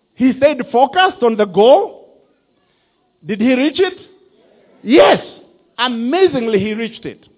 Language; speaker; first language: English; non-native, local second language; Kikuyu